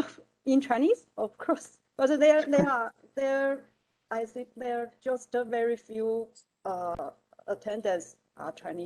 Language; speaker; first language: English; non-native, learner; Chinese